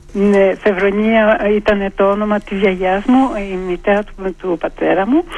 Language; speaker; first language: Greek; early bilingual, heritage; Greek